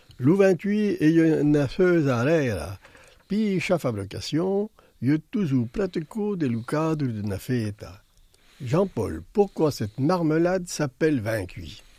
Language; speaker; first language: French; native; French